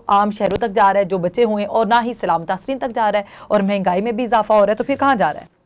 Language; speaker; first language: Urdu; native; Urdu